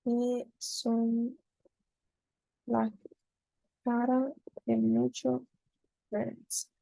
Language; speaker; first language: Spanish; non-native, learner; Korean